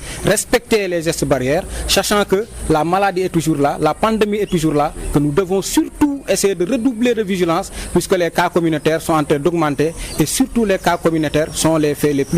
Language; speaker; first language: French; non-native, local second language; Wolof